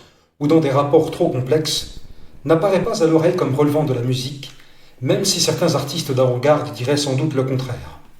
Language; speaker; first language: French; native; French